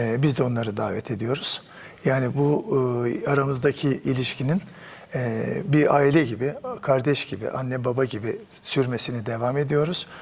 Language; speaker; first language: Turkish; native; Turkish